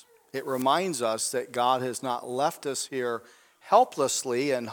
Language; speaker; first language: English; native; English